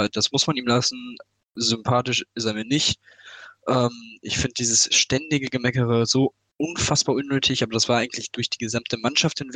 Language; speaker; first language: German; native; German